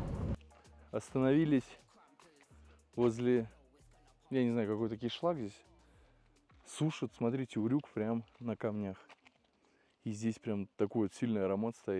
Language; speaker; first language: Russian; native; Russian